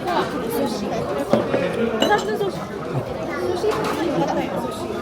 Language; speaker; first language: Japanese; non-native, fluent; Filipino